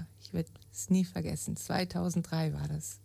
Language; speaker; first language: German; native; German